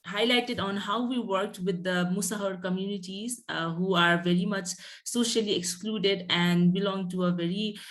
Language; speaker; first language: English; non-native, local second language; Nepali